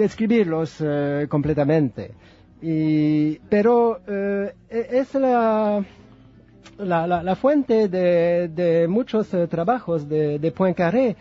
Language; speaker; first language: Spanish; non-native, fluent; French